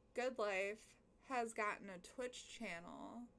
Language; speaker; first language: English; native; English